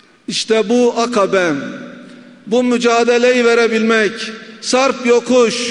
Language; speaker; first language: Turkish; native; Turkish